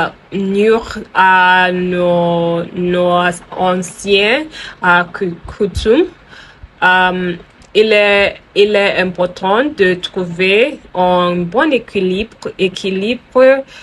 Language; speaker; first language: French; non-native, learner; English